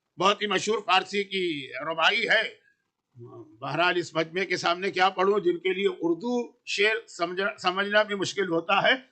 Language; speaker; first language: Urdu; native; Urdu